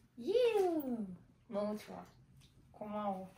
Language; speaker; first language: Korean; non-native, fluent; Turkish